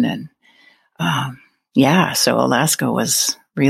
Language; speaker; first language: English; native; English